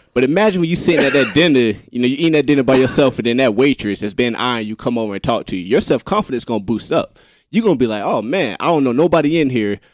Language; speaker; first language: English; native; English